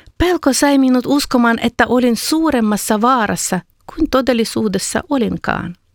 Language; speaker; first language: Finnish; non-native, fluent; Ukrainian